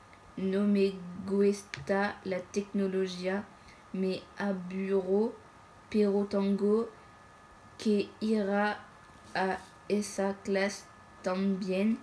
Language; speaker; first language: Spanish; non-native, learner; French